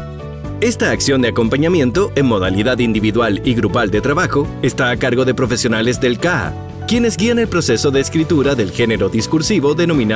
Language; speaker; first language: Spanish; native; Spanish